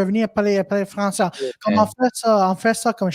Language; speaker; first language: French; non-native, local second language; English